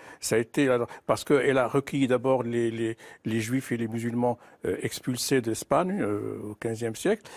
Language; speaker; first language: French; non-native, local second language; Arabic